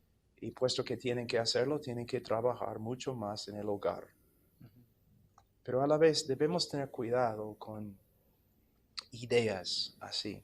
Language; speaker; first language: Spanish; non-native, fluent; English